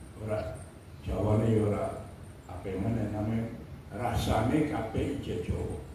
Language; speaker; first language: Javanese; early bilingual, heritage; Javanese